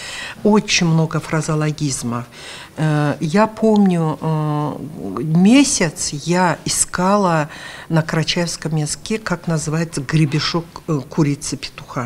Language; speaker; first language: Russian; non-native, local second language; Karachay-Balkar